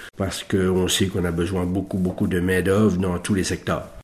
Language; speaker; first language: French; native; French